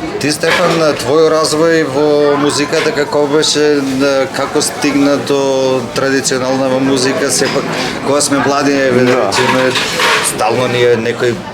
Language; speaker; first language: Macedonian; native; Macedonian